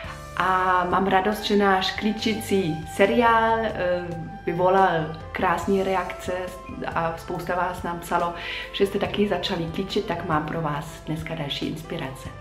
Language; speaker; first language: Czech; non-native, fluent; German